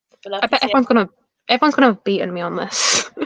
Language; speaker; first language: English; native; English